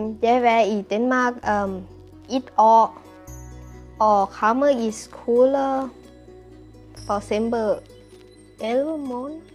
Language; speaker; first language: Danish; non-native, learner; Thai